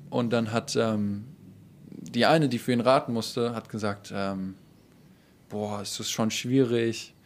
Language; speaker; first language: German; native; German